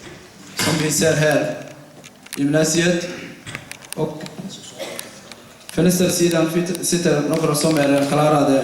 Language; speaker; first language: Swedish; non-native, fluent; Somali